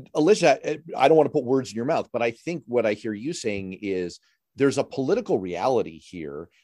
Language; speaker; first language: English; native; English